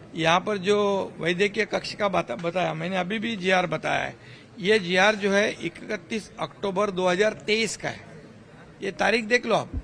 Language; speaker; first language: Hindi; non-native, local second language; Marathi